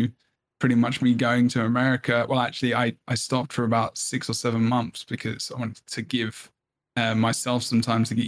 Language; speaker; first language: English; native; English